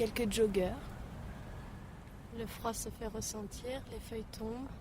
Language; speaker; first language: French; native; French